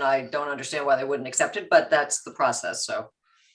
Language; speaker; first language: English; native; English